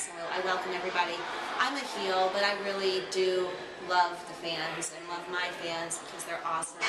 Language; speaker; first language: English; native; English